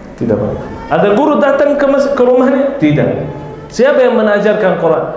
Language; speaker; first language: Malay; non-native, fluent; Arabic